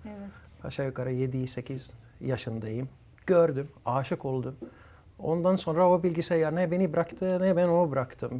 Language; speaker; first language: Turkish; early bilingual, other home language; Arabic